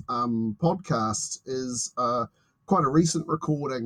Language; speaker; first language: English; native; English